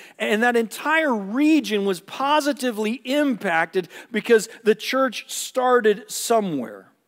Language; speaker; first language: English; native; English